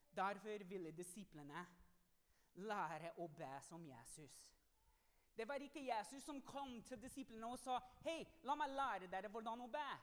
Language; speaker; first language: Norwegian; non-native, fluent; English